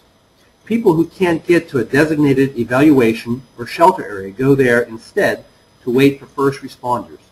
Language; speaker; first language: English; native; English